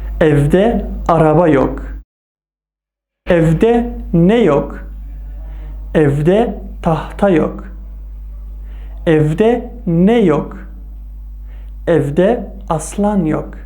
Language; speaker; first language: Turkish; non-native, fluent; Persian